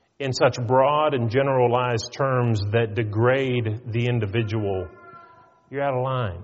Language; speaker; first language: English; native; English